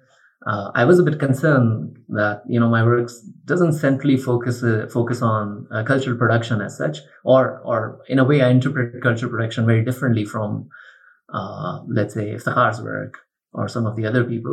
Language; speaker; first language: English; non-native, local second language; Urdu